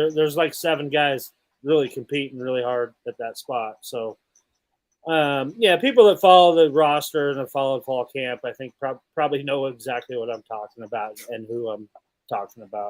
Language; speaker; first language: English; native; English